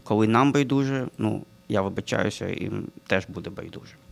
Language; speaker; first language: Ukrainian; non-native, local second language; Russian